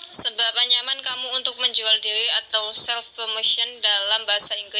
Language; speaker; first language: Indonesian; native; Indonesian